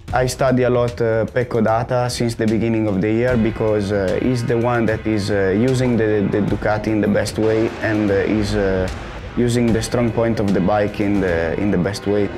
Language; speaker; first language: English; non-native, fluent; Italian